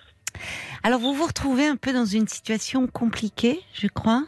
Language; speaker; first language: French; native; French